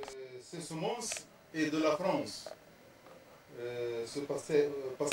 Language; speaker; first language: French; non-native, local second language; Arabic